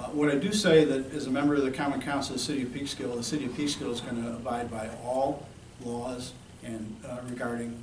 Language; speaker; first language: English; native; English